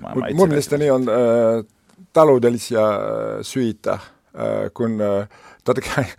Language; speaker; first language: Finnish; non-native, learner; French